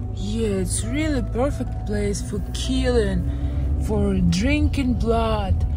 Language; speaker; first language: English; non-native, learner; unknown